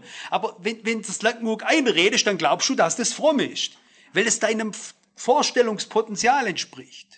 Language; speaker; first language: German; native; German